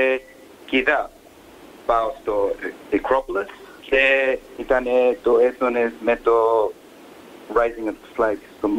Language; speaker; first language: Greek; early bilingual, heritage; English